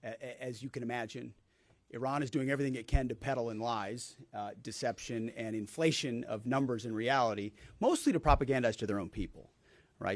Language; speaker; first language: English; native; English